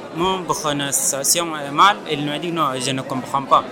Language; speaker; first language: French; non-native, learner; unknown